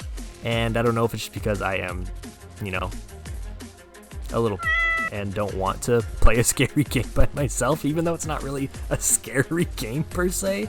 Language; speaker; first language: English; native; English